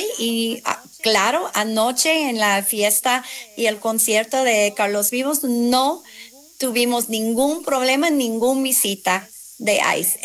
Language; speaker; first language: Spanish; non-native, fluent; English